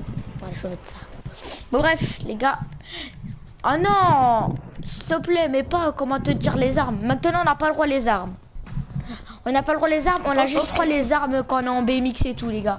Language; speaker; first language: French; native; French